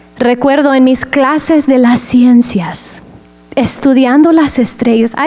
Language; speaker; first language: Spanish; non-native, fluent; English